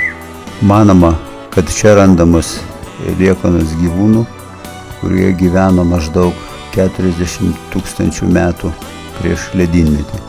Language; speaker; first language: Lithuanian; native; Lithuanian